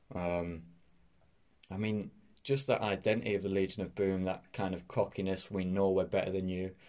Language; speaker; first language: English; native; English